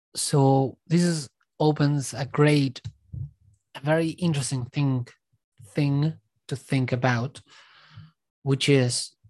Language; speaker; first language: English; non-native, fluent; Spanish